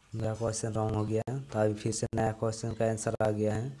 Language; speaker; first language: Hindi; non-native, local second language; Bangla